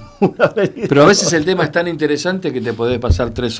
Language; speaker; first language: Spanish; native; Spanish